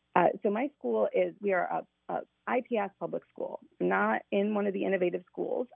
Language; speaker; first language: English; native; English